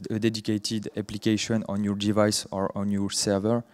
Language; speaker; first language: English; non-native, fluent; French